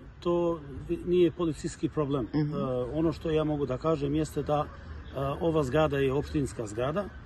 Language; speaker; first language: Serbian; non-native, local second language; Albanian